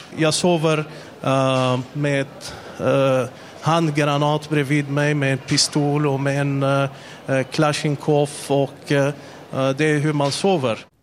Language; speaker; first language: Swedish; non-native, fluent; Arabic